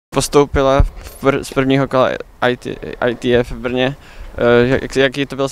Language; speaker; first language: Czech; native; Czech